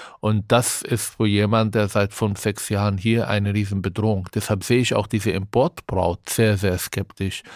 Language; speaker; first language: German; non-native, fluent; Arabic